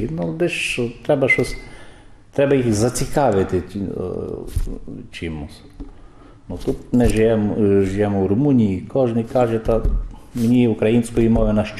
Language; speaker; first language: Ukrainian; early bilingual, heritage; Ukrainian